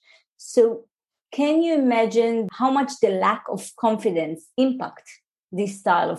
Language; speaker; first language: English; non-native, fluent; Hebrew